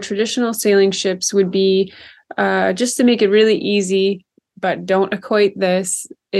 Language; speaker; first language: English; native; English